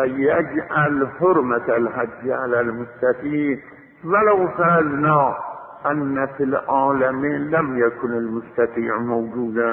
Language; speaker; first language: Arabic; non-native, fluent; Azerbaijani